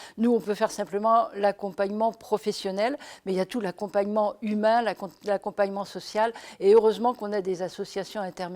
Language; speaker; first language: French; native; French